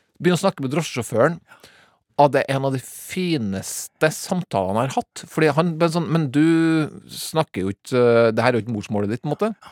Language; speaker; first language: Norwegian; native; Norwegian